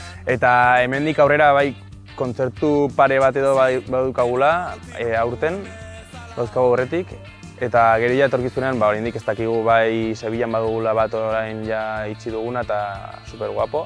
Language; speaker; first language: Basque; native; Basque